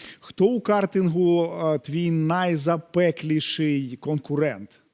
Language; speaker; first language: Ukrainian; native; Ukrainian